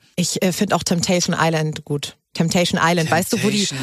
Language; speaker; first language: German; native; German